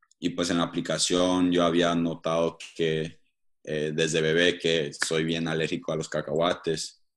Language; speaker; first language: Spanish; early bilingual, heritage; Spanish